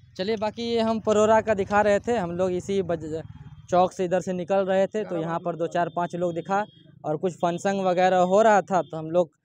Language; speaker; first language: Hindi; native; Hindi